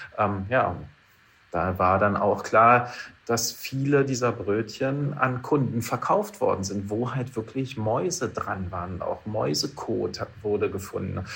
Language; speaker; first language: German; native; German